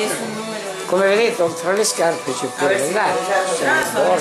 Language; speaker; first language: Italian; native; Italian